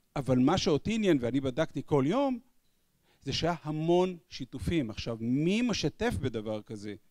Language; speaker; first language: Hebrew; native; Hebrew